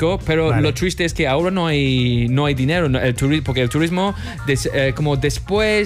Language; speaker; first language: Spanish; non-native, fluent; English